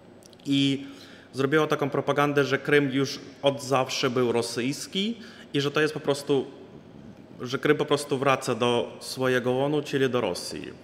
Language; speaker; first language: Polish; non-native, fluent; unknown